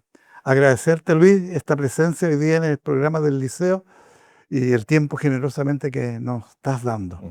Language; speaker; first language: Spanish; native; Spanish